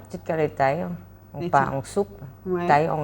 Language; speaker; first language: French; non-native, learner; Thai